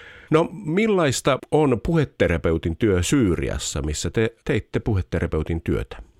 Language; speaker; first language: Finnish; native; Finnish